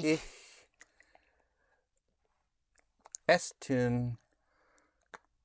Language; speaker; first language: German; non-native, learner; English